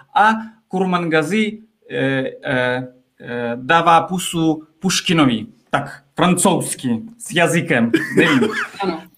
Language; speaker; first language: Czech; non-native, fluent; Kazakh